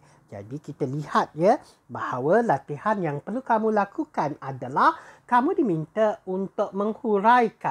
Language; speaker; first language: Malay; native; Malay